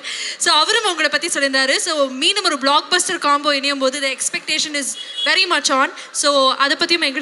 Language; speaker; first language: Tamil; native; Tamil